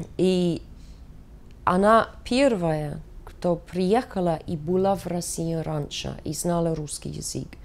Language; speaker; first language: Russian; non-native, fluent; English